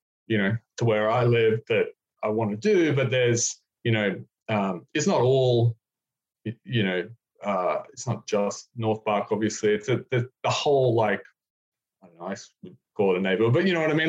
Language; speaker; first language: English; native; English